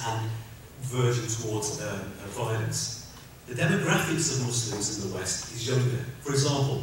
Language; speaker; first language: English; native; English